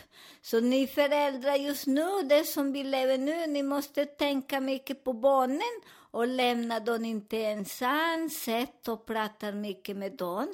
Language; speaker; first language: Swedish; non-native, learner; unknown